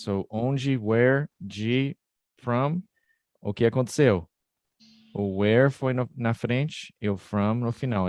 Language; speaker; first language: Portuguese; non-native, fluent; English